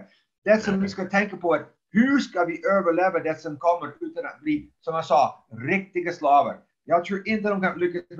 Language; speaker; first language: Swedish; non-native, fluent; English